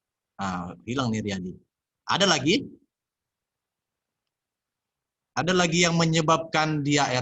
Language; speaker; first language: Indonesian; native; Indonesian